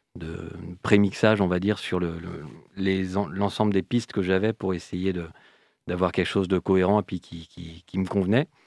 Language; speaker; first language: French; native; French